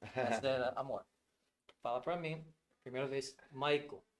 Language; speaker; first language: Portuguese; non-native, learner; English